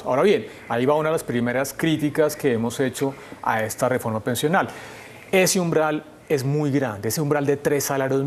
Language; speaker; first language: Spanish; native; Spanish